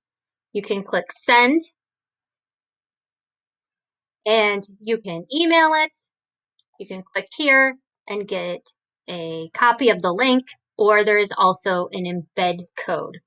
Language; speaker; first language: English; native; English